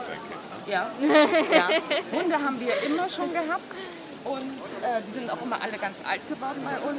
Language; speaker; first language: German; native; German